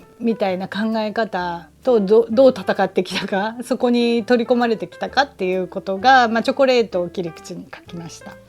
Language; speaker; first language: Japanese; native; Japanese